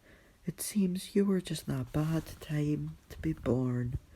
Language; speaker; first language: English; native; English